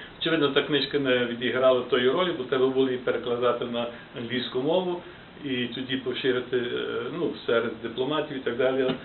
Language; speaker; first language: Ukrainian; early bilingual, heritage; Ukrainian